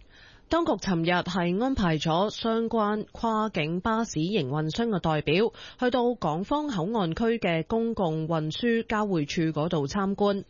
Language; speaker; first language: Cantonese; native; Cantonese